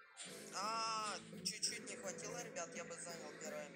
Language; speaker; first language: Russian; native; Russian